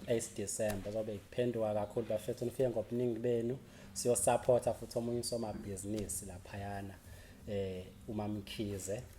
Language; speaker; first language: Zulu; native; Zulu